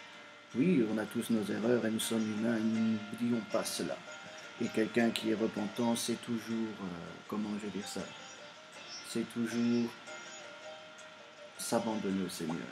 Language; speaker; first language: French; native; French